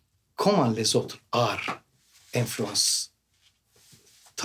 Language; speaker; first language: French; non-native, fluent; Turkish